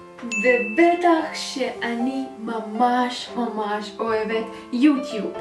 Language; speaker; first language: Hebrew; non-native, fluent; Russian